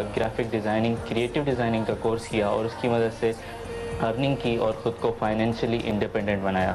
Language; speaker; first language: Urdu; non-native, local second language; Baluchi